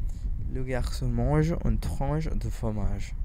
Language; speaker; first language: French; non-native, learner; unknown